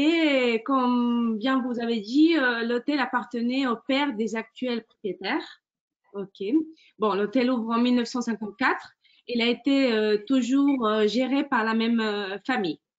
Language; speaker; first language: French; non-native, fluent; Spanish